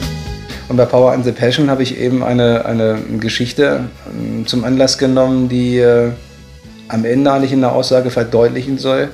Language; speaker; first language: German; native; German